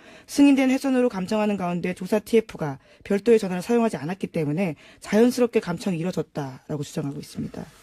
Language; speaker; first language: Korean; native; Korean